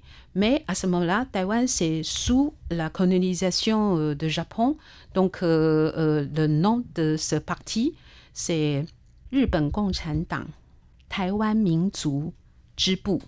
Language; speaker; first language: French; non-native, learner; Chinese